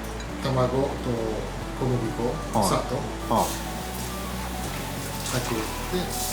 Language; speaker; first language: Japanese; non-native, learner; Portuguese